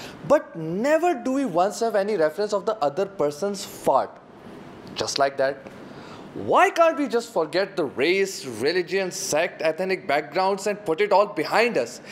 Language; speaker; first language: English; non-native, local second language; Hindi